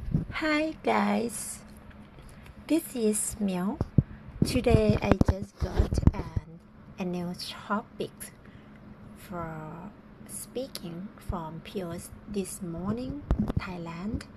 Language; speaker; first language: English; non-native, learner; Thai